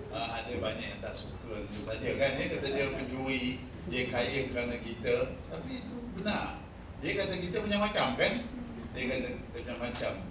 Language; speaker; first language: Malay; native; Malay